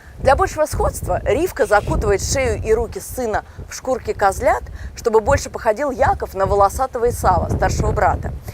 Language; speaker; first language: Russian; native; Russian